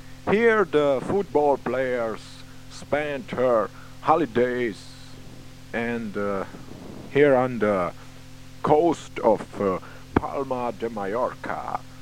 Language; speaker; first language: English; non-native, learner; Romanian